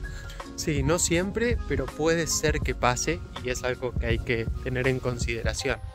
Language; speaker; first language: Spanish; native; Spanish